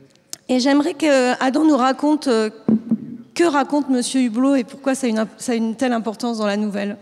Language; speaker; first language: French; native; French